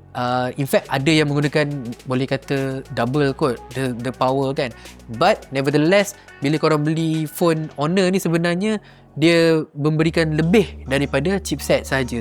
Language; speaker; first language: Malay; native; Malay